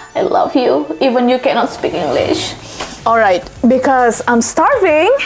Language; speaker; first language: English; non-native, fluent; Indonesian